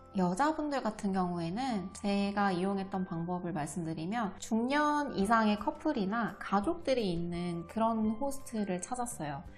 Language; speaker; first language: Korean; native; Korean